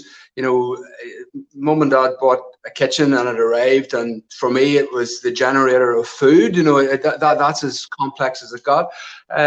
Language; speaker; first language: English; native; English